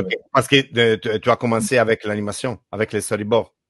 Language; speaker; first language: French; non-native, learner; Italian